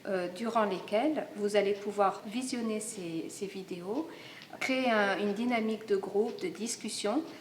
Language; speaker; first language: French; native; French